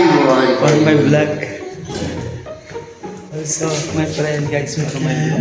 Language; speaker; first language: English; non-native, local second language; Filipino